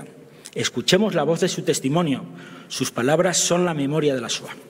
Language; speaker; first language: Spanish; native; Spanish